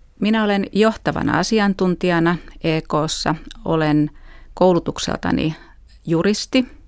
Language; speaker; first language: Finnish; native; Finnish